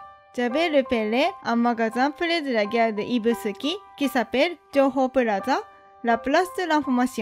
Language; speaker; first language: French; non-native, fluent; Japanese